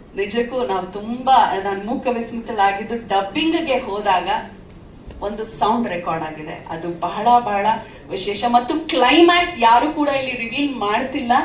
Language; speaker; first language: Kannada; native; Kannada